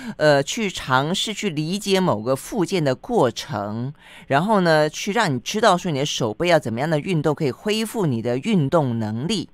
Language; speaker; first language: Chinese; native; Chinese